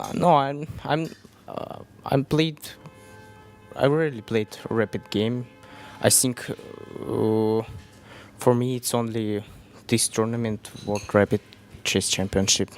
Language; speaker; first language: English; non-native, learner; Russian